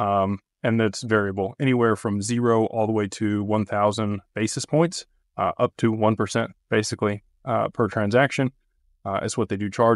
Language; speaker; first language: English; native; English